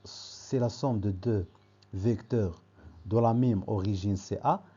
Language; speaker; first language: French; non-native, local second language; Arabic